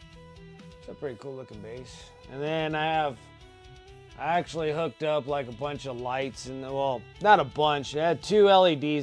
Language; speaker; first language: English; native; English